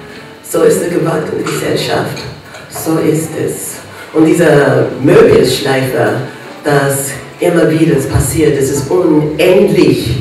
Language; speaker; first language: German; non-native, fluent; English